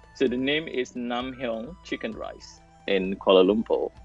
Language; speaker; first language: English; non-native, local second language; Malay